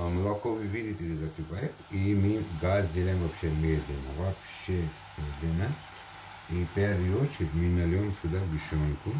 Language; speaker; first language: Russian; non-native, learner; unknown